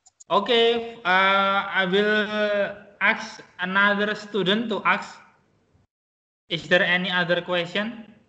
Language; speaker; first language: English; non-native, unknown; Indonesian